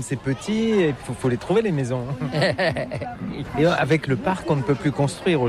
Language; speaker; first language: French; native; French